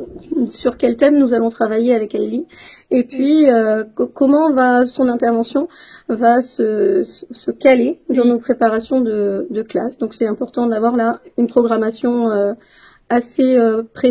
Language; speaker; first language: French; native; French